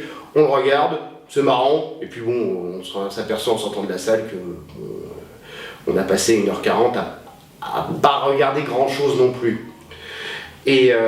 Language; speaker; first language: French; native; French